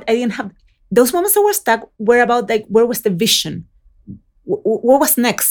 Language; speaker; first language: English; early bilingual, other home language; Spanish